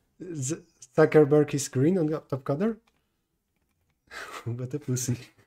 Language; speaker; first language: English; non-native, fluent; Polish